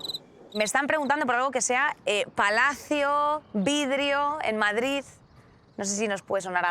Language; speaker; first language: Spanish; native; Spanish